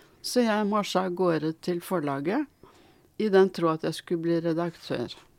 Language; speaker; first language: Norwegian; early bilingual, other home language; Swedish